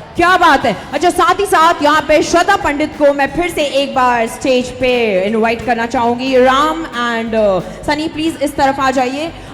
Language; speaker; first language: Hindi; native; Hindi